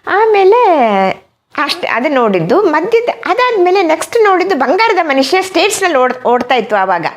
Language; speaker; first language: Kannada; non-native, fluent; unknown